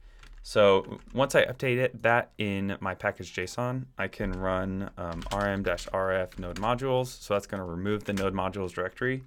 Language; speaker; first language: English; native; English